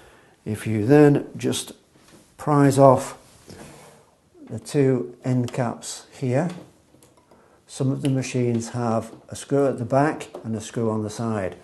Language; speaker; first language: English; native; English